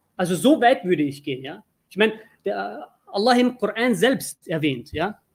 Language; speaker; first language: German; early bilingual, other home language; Turkish